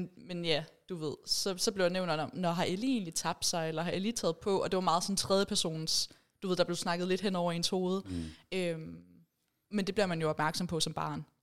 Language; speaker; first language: Danish; early bilingual, other home language; Persian